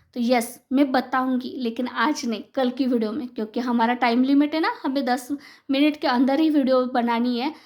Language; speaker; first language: Hindi; non-native, local second language; Marathi